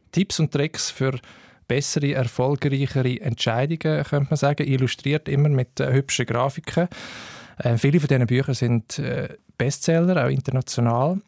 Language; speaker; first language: German; native; German